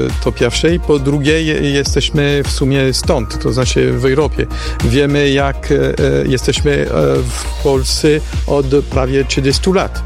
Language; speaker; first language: Polish; non-native, fluent; French